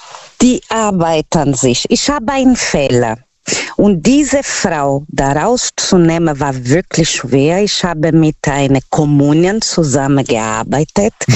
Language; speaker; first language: German; non-native, learner; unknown